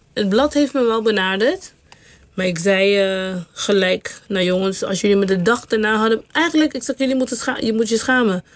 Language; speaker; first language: Dutch; non-native, local second language; English